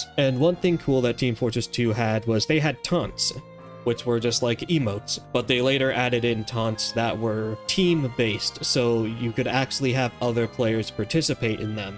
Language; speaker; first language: English; native; English